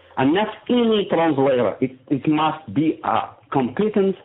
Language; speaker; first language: English; non-native, fluent; Arabic